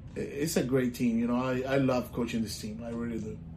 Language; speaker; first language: English; non-native, local second language; Spanish